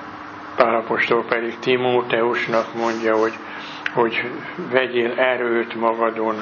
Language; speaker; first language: Hungarian; native; Hungarian